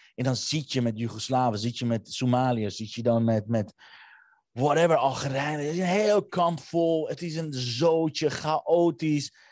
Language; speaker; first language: Dutch; early bilingual, other home language; Armenian